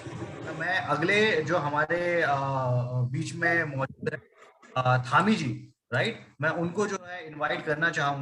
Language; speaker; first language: Hindi; native; Hindi